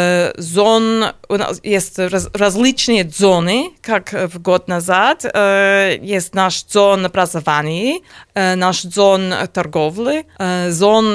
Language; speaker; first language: Russian; non-native, learner; English